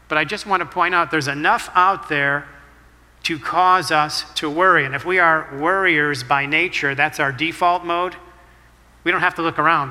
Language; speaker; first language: English; native; English